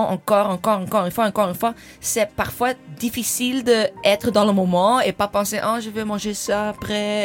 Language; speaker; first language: French; non-native, fluent; English